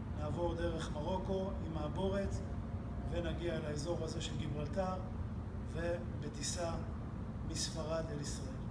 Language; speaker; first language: Hebrew; native; Hebrew